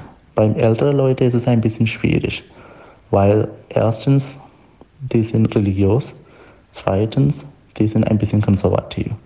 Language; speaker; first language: German; non-native, learner; Malayalam